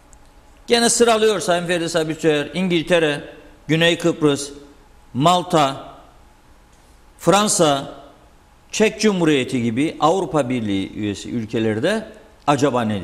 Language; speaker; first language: Turkish; native; Turkish